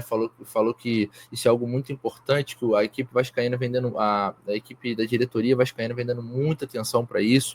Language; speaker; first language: Portuguese; native; Portuguese